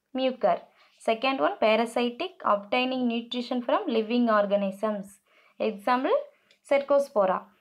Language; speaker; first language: English; non-native, local second language; Tamil